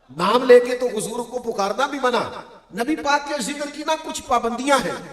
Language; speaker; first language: Urdu; non-native, local second language; Punjabi